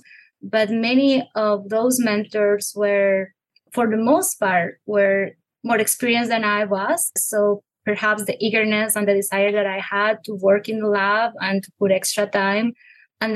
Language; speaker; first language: English; non-native, fluent; Spanish